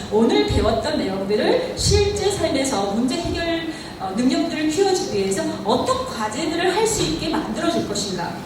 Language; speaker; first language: Korean; native; Korean